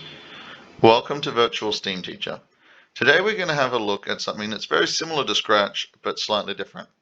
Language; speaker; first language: English; native; English